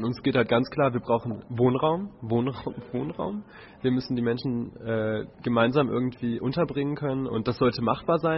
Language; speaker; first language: German; native; German